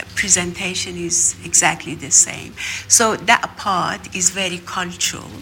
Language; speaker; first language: English; non-native, fluent; Persian